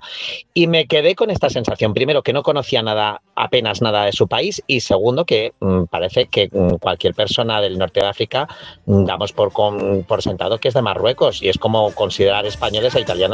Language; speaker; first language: Spanish; native; Spanish